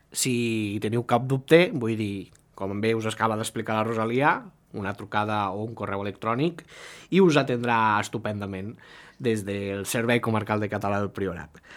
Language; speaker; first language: Catalan; native; Catalan